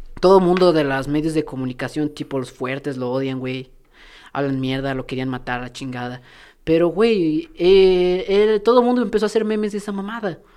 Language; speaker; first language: Spanish; native; Spanish